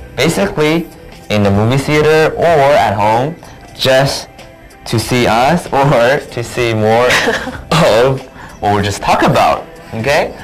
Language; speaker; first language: English; non-native, fluent; Chinese